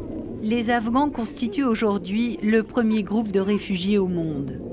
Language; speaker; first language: French; native; French